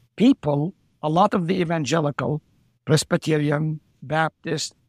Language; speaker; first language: English; non-native, fluent; Arabic